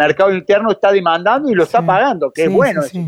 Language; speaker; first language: Spanish; native; Spanish